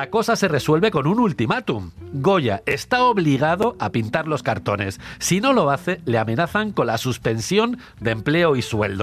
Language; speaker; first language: Spanish; native; Spanish